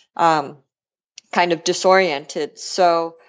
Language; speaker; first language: English; native; English